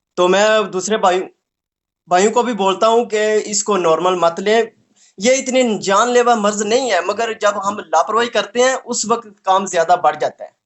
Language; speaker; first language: Urdu; non-native, local second language; Punjabi